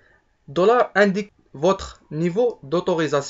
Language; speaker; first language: Arabic; native; Arabic